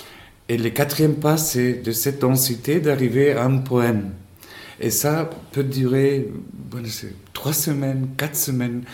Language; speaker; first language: French; non-native, fluent; Spanish